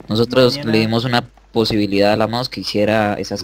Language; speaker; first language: Spanish; native; Spanish